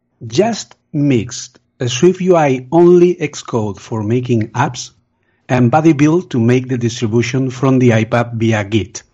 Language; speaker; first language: English; non-native, fluent; Spanish